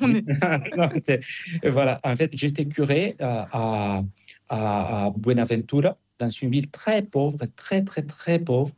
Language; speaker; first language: French; non-native, fluent; Spanish